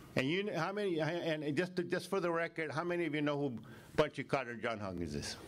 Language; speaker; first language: English; native; English